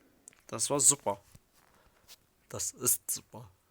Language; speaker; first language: German; early bilingual, other home language; Arabic